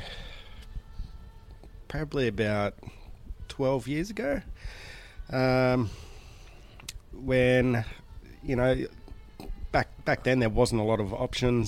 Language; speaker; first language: English; native; English